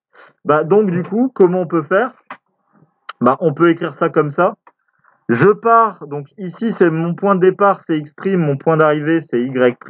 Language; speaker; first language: French; native; French